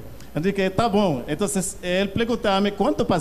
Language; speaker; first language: Portuguese; non-native, learner; Haitian Creole